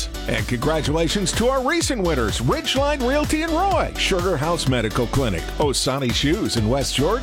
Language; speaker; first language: English; native; English